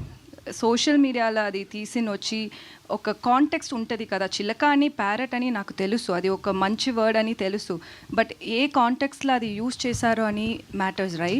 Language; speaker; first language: Telugu; non-native, learner; Tamil